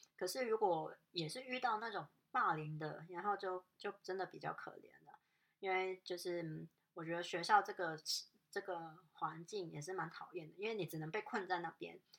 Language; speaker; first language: Chinese; non-native, local second language; Cantonese